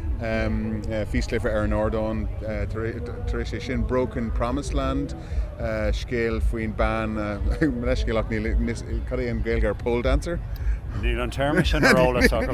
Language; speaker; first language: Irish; non-native, local second language; English